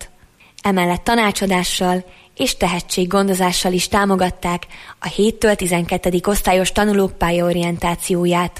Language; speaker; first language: Hungarian; native; Hungarian